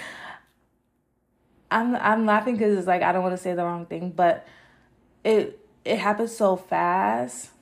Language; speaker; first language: English; native; English